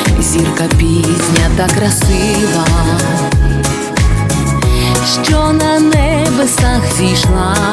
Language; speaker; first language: Ukrainian; native; Ukrainian